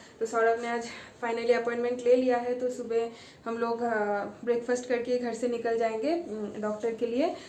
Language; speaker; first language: Hindi; non-native, local second language; Bangla